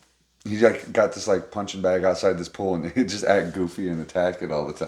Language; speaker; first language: English; native; English